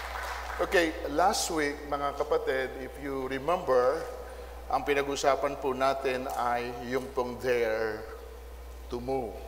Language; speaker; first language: Filipino; native; Filipino